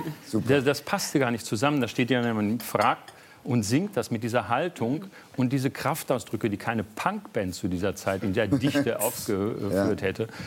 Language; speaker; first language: German; native; German